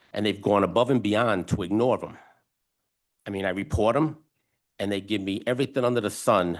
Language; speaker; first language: English; non-native, fluent; Italian